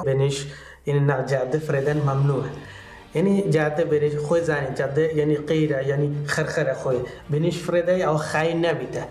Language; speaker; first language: Central Kurdish; non-native, learner; Bangla